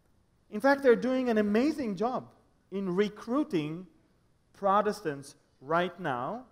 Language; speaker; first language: English; non-native, fluent; Hebrew